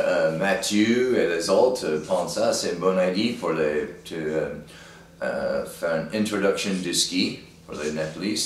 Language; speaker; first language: French; non-native, learner; English